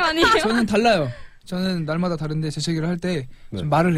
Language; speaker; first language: Korean; native; Korean